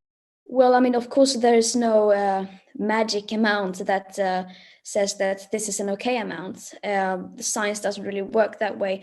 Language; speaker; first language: English; non-native, fluent; Swedish